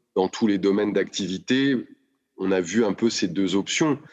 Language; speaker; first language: French; native; French